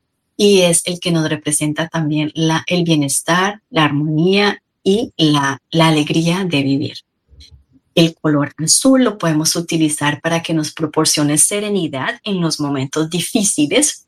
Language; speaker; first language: Spanish; native; Spanish